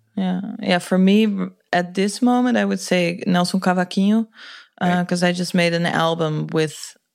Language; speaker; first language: English; non-native, fluent; Dutch